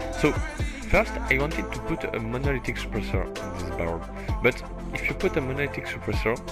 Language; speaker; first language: English; non-native, fluent; French